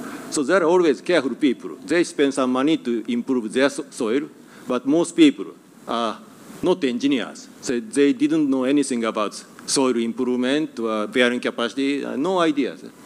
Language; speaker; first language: English; non-native, fluent; Japanese